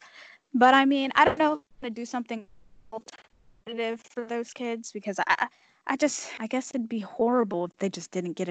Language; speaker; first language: English; native; English